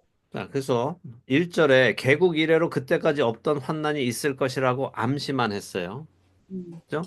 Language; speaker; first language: Korean; native; Korean